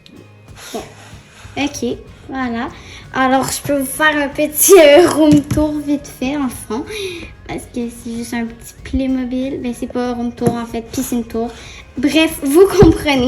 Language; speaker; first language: French; native; French